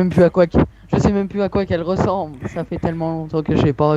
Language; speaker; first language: French; native; French